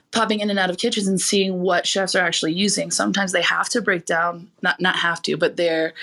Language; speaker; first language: English; early bilingual, other home language; Filipino